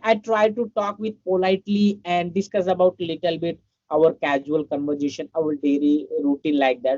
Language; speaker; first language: English; non-native, learner; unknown